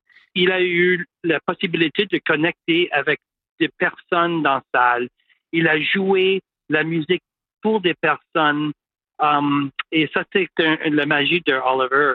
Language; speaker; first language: French; non-native, local second language; English